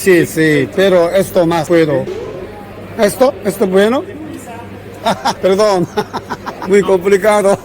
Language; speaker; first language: Spanish; non-native, learner; Korean